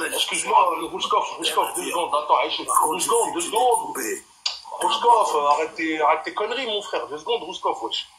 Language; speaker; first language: French; early bilingual, other home language; Arabic